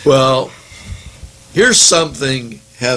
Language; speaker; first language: English; native; English